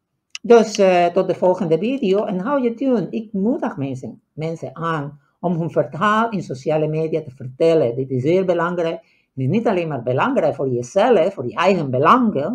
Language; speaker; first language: Dutch; non-native, fluent; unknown